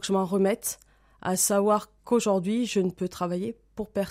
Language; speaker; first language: French; native; French